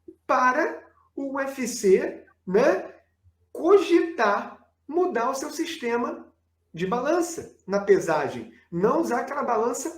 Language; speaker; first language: Portuguese; native; Portuguese